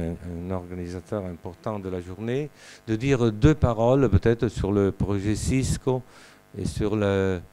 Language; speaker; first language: French; non-native, fluent; Italian